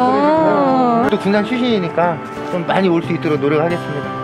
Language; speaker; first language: Korean; native; Korean